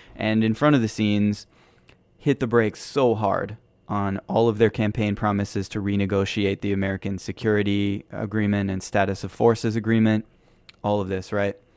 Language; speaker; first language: English; native; English